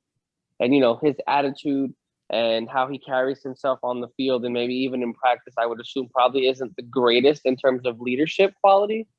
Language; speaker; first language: English; native; English